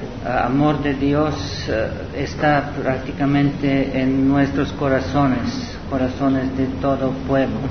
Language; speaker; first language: Spanish; non-native, learner; Serbian